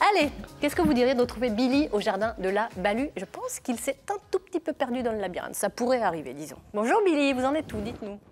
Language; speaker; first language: French; native; French